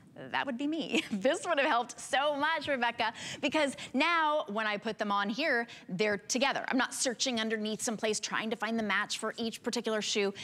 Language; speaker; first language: English; native; English